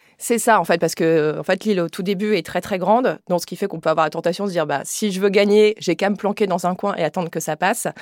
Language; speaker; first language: French; native; French